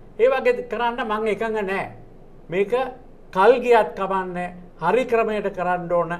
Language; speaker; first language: Sinhala; non-native, local second language; Tamil